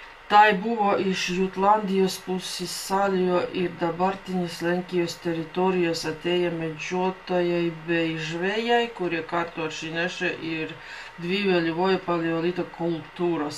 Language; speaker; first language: Lithuanian; non-native, learner; Latvian